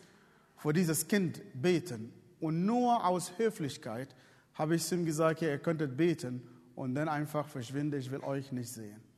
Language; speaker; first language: German; non-native, fluent; Arabic